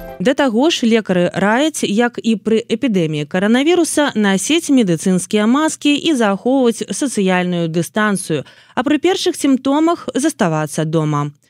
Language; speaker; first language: Belarusian; native; Belarusian